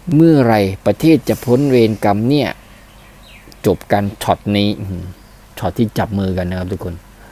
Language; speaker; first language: Thai; native; Thai